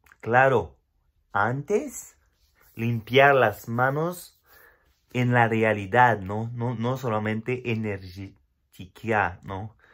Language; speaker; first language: Spanish; non-native, learner; French